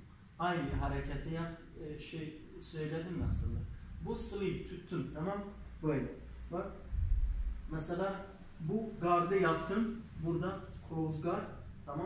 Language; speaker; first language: Turkish; non-native, learner; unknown